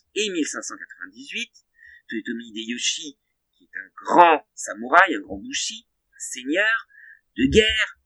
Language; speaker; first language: French; native; French